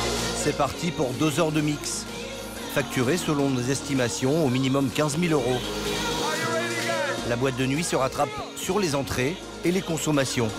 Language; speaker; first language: French; native; French